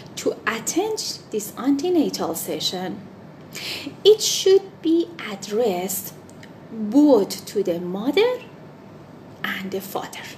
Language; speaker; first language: English; non-native, fluent; Persian